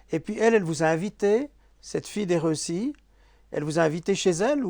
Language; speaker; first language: French; native; French